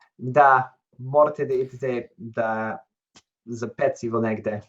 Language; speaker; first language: Serbian; non-native, learner; English